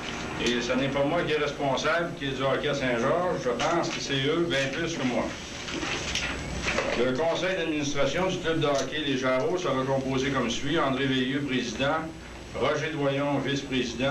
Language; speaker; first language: French; native; French